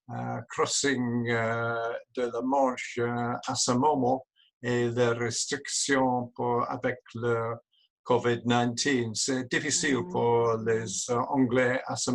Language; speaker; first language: French; non-native, learner; English